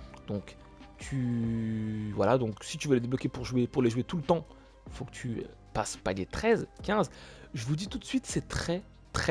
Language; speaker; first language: French; native; French